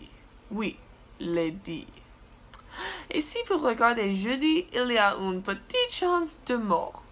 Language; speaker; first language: French; non-native, learner; English